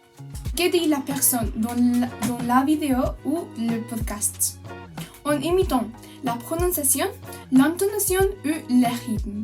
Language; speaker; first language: French; non-native, learner; Spanish